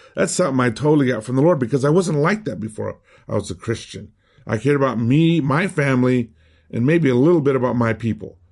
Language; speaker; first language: English; early bilingual, other home language; Spanish